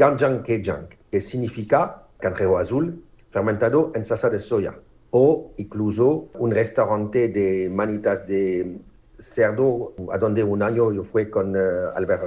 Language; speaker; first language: Spanish; non-native, fluent; French